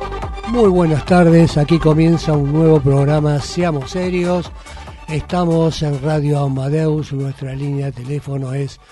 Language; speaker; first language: Spanish; native; Spanish